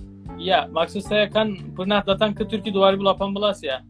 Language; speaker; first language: Indonesian; non-native, fluent; Turkish